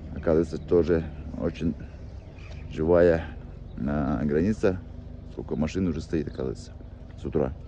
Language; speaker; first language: Russian; non-native, local second language; Yakut